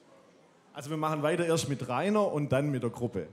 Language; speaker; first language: German; native; German